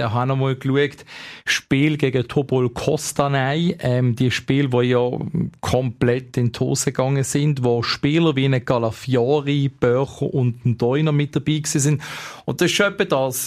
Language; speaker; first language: German; native; German